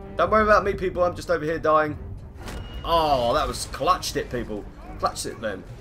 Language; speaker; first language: English; native; English